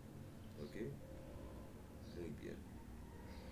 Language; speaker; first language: Spanish; non-native, learner; Haitian Creole